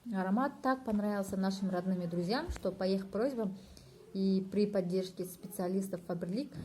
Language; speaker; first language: Russian; non-native, local second language; Kyrgyz